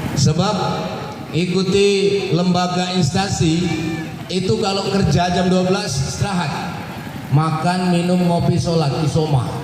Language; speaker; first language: Indonesian; non-native, local second language; Buginese